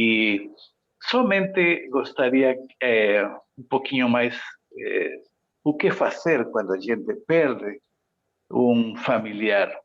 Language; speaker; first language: Portuguese; non-native, fluent; Spanish